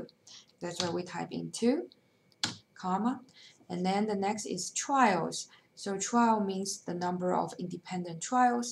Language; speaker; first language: English; non-native, fluent; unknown